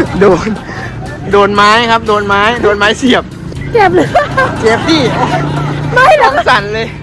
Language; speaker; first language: Thai; native; Thai